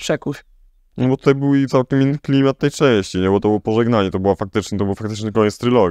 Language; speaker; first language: Polish; native; Polish